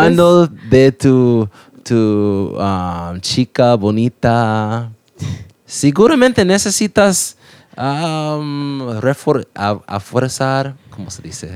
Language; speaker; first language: Spanish; non-native, learner; English